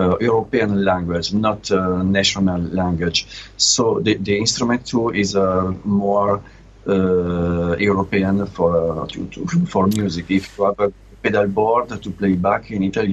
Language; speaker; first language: English; non-native, learner; Italian